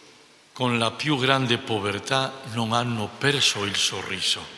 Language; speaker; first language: Italian; non-native, fluent; Spanish